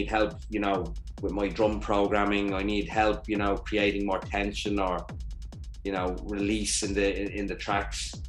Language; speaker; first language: English; native; English